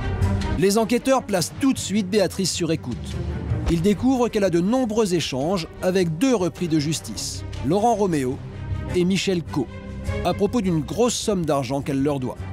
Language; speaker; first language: French; native; French